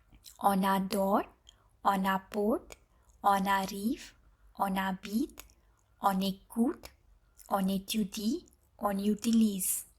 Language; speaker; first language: French; non-native, fluent; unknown